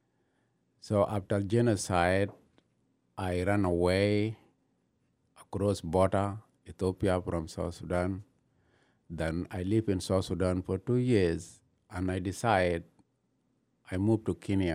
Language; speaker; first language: English; non-native, learner; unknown